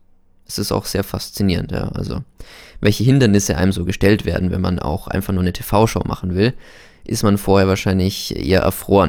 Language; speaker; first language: German; native; German